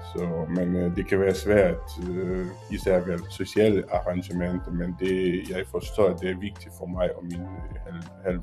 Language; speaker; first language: Danish; non-native, learner; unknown